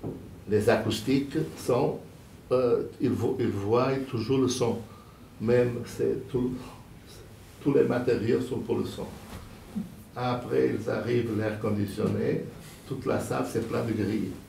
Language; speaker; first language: French; non-native, fluent; Portuguese